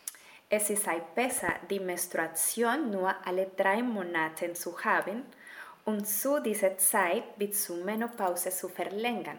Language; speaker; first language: German; non-native, fluent; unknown